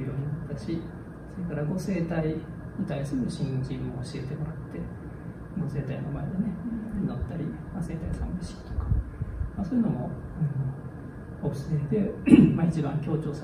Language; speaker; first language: Japanese; native; Japanese